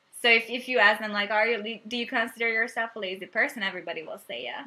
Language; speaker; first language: English; non-native, fluent; Hungarian